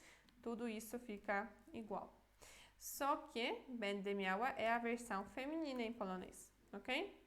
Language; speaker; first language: Portuguese; non-native, fluent; Polish